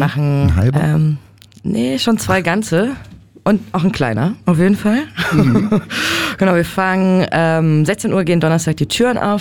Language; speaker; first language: German; native; German